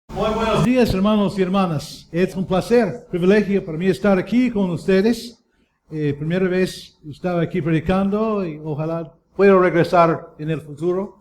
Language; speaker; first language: Spanish; non-native, fluent; English